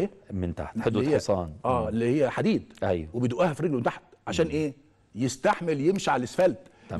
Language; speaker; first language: Arabic; native; Arabic